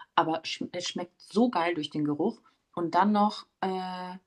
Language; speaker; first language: German; early bilingual, other home language; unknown